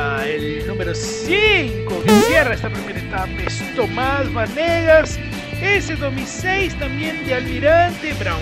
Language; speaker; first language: Spanish; native; Spanish